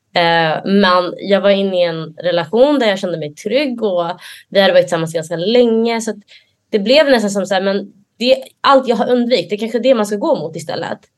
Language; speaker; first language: Swedish; early bilingual, other home language; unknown